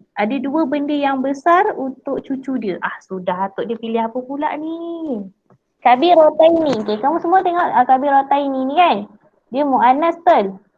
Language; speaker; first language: Malay; native; Malay